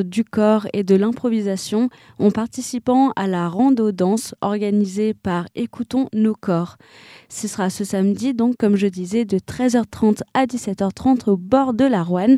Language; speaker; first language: French; native; French